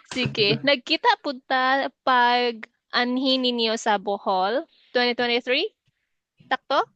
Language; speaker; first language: Cebuano; native; Cebuano